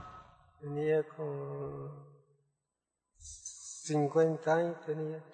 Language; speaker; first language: Spanish; non-native, local second language; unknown